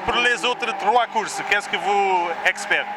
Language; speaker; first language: French; non-native, learner; Portuguese